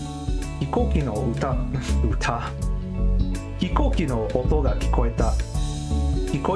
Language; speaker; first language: Japanese; non-native, learner; English